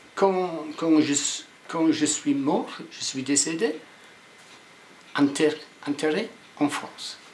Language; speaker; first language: French; non-native, learner; English